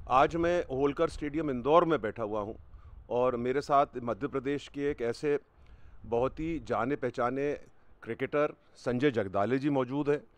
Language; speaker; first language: Hindi; native; Hindi